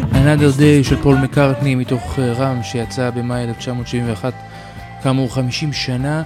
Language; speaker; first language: Hebrew; native; Hebrew